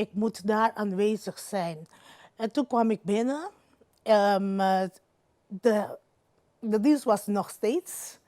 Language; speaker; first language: Dutch; non-native, local second language; Papiamento